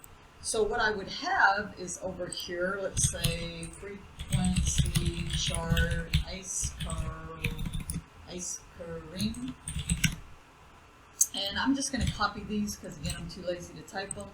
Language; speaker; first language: English; native; English